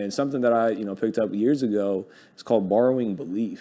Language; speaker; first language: English; native; English